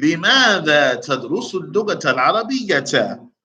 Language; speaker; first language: Arabic; non-native, fluent; English